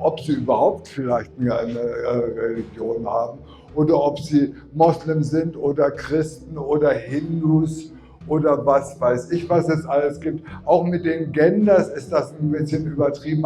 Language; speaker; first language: German; native; German